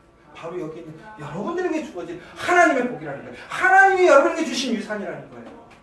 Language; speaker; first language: Korean; native; Korean